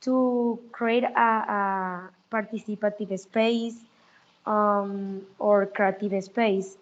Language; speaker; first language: English; non-native, learner; Spanish